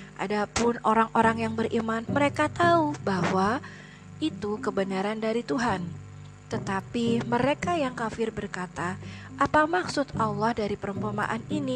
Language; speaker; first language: Indonesian; native; Indonesian